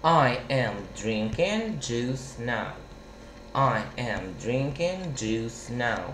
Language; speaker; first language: English; non-native, fluent; Russian